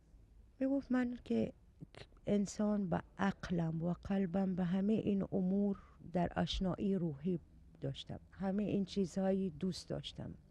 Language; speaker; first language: Persian; non-native, learner; Arabic